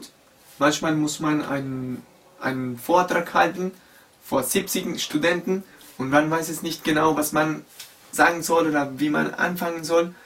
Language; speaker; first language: German; non-native, learner; Spanish